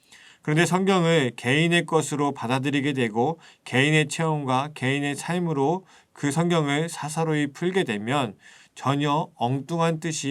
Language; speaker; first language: Korean; native; Korean